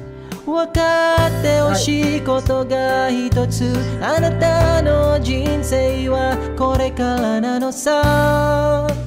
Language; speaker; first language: Japanese; non-native, learner; Filipino